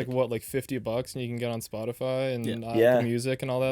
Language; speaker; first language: English; native; English